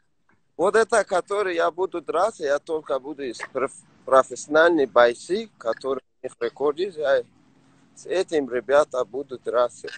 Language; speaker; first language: Russian; non-native, learner; Persian